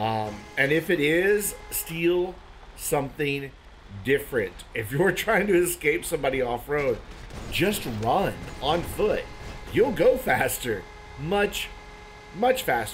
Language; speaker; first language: English; native; English